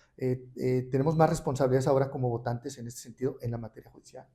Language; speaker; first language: Spanish; native; Spanish